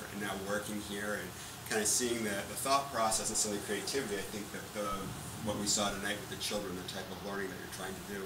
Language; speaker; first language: English; native; English